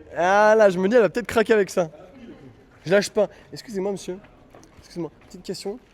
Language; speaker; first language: French; native; French